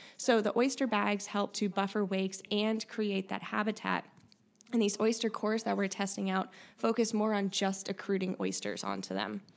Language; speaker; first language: English; native; English